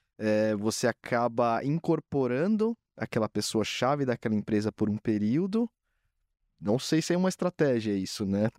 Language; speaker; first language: Portuguese; native; Portuguese